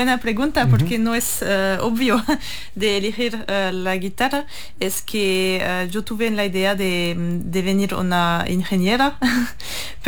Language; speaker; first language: Spanish; non-native, fluent; French